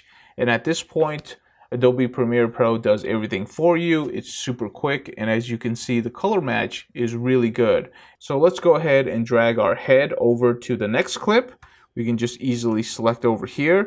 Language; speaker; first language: English; native; English